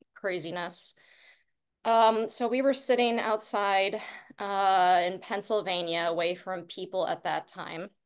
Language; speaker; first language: English; native; English